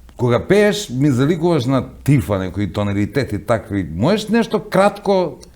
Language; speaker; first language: Macedonian; native; Macedonian